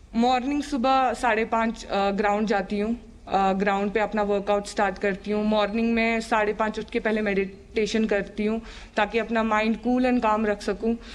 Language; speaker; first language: Hindi; native; Hindi